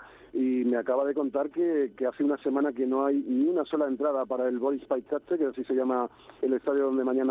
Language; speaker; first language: Spanish; native; Spanish